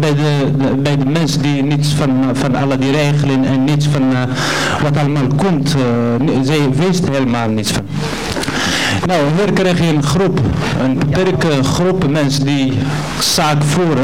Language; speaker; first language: Dutch; non-native, learner; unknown